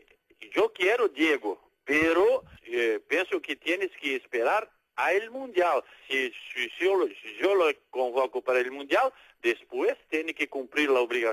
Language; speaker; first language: Spanish; non-native, fluent; Portuguese